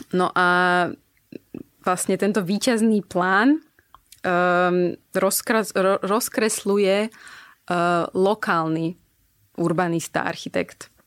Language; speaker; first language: Slovak; native; Slovak